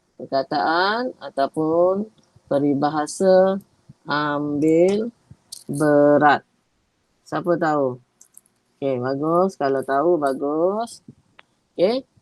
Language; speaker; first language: Malay; native; Malay